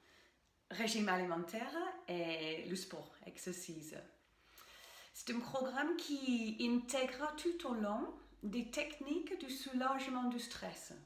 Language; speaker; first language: French; non-native, fluent; English